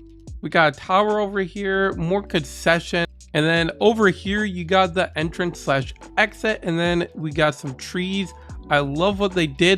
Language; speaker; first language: English; native; English